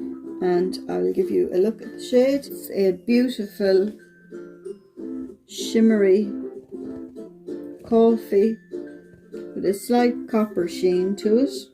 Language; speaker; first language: English; native; English